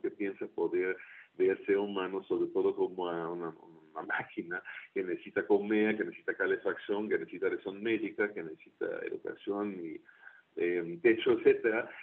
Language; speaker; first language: Spanish; non-native, fluent; German